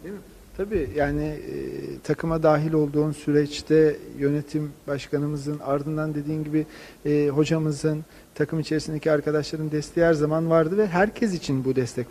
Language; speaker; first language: Turkish; native; Turkish